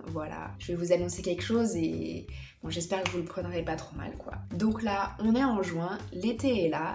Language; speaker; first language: French; native; French